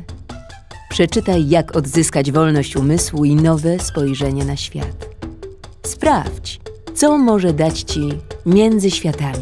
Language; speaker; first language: Polish; native; Polish